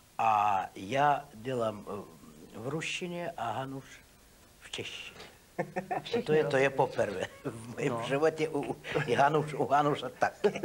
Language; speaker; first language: Czech; non-native, fluent; Russian